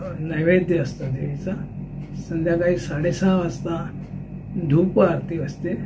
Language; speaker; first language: Marathi; native; Marathi